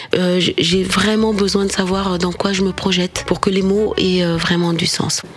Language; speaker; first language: French; non-native, local second language; Wolof